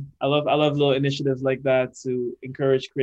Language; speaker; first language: English; non-native, fluent; Dutch